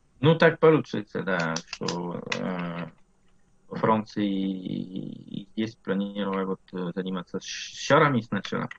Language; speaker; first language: Russian; non-native, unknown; French